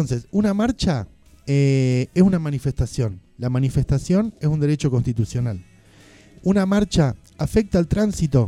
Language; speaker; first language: Spanish; native; Spanish